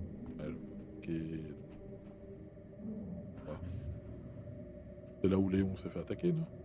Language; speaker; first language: French; native; French